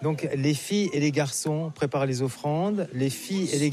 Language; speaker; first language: French; native; French